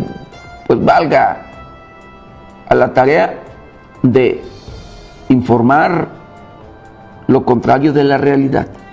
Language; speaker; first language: Spanish; native; Spanish